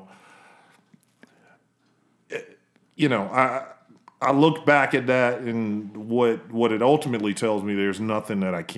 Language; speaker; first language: English; native; English